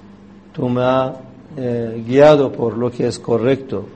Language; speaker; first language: Spanish; non-native, fluent; Persian